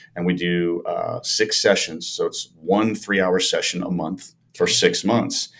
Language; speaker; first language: English; native; English